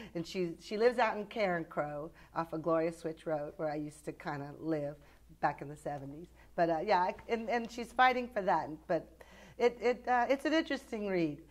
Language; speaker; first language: English; native; English